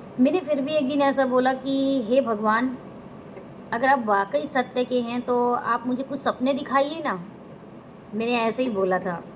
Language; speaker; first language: Hindi; non-native, local second language; Gujarati